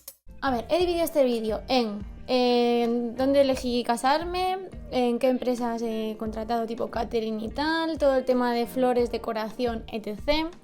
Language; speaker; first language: Spanish; native; Spanish